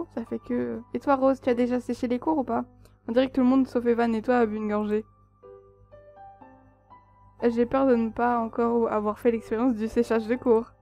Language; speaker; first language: French; native; French